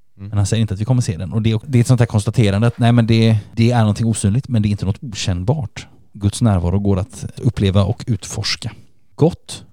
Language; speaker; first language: Swedish; native; Swedish